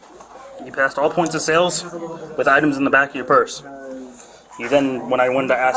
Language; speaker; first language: English; native; English